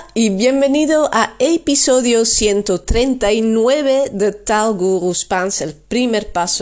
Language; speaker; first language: Spanish; non-native, fluent; Dutch